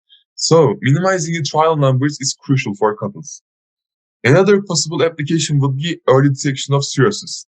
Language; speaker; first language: English; non-native, fluent; Turkish